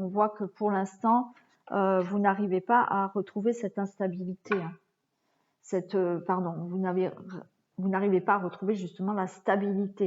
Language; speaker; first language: French; native; French